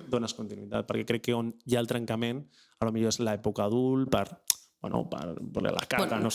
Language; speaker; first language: Catalan; native; Catalan